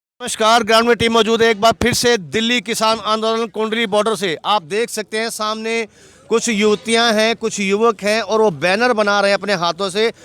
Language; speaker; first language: Hindi; native; Hindi